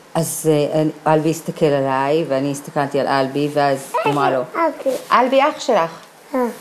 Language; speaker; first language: Hebrew; native; Hebrew